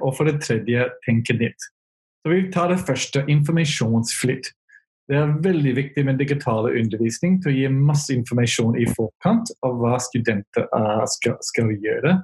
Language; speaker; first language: Norwegian; non-native, fluent; English